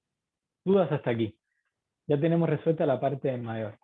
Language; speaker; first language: Spanish; native; Spanish